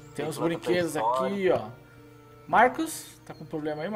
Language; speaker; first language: Portuguese; native; Portuguese